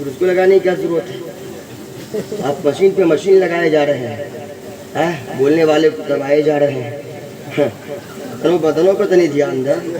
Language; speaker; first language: Hindi; native; Hindi